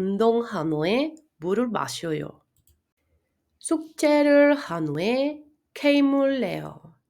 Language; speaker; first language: Korean; non-native, fluent; Spanish